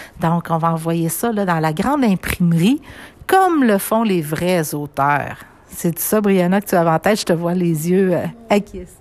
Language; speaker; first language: French; native; French